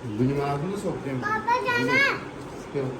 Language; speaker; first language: Turkish; non-native, learner; Urdu